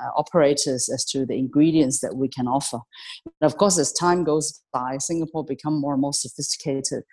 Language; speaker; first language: English; non-native, local second language; Cantonese